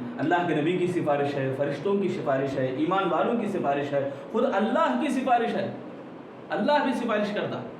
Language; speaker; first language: Urdu; native; Urdu